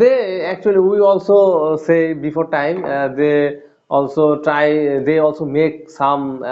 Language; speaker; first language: English; non-native, learner; Bangla